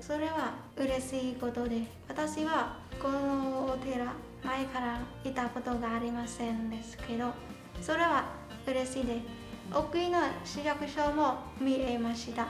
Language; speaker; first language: Japanese; non-native, learner; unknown